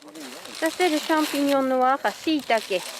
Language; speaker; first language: French; non-native, fluent; Japanese